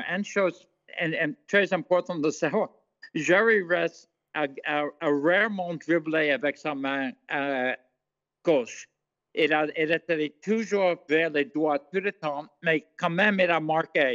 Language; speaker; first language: French; non-native, fluent; English